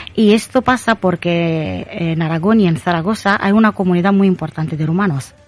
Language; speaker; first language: Spanish; non-native, fluent; Romanian